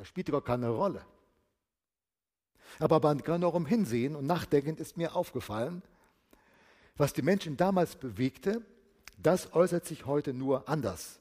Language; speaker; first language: German; native; German